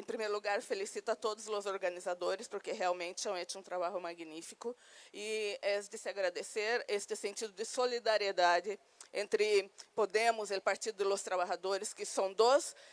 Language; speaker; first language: Portuguese; non-native, fluent; Spanish